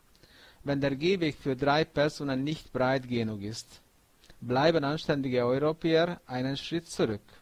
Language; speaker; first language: German; non-native, fluent; Hungarian